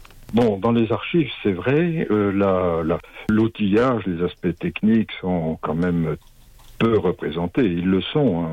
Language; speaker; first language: French; native; French